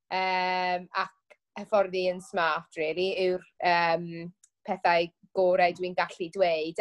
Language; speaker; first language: Welsh; non-native, local second language; English